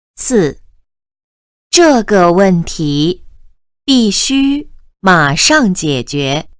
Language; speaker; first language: Chinese; native; Chinese